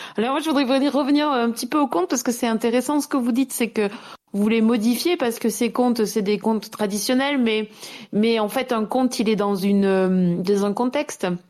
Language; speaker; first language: French; native; French